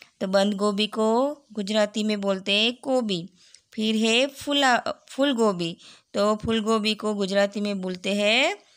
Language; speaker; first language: Hindi; non-native, local second language; Gujarati